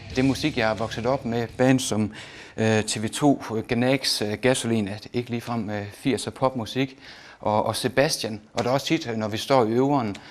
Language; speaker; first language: Danish; native; Danish